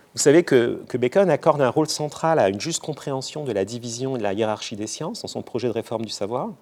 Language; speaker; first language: French; native; French